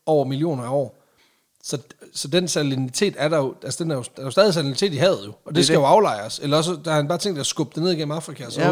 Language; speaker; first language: Danish; native; Danish